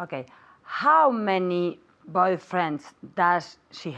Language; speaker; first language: English; non-native, learner; Spanish